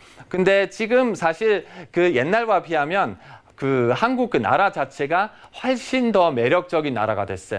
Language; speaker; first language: Korean; non-native, fluent; German